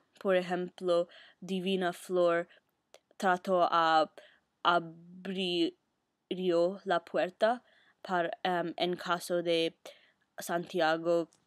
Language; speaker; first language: Spanish; non-native, learner; English